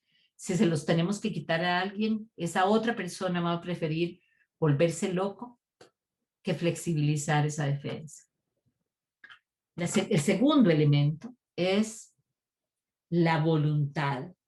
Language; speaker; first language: Spanish; native; Spanish